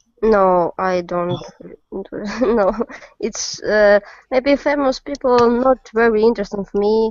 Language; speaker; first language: English; non-native, learner; Russian